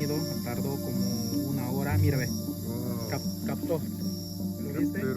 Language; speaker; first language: Spanish; native; Spanish